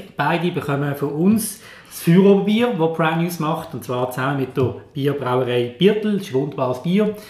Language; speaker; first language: German; native; German